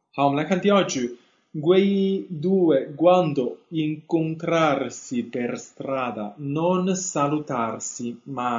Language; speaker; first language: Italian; non-native, fluent; Chinese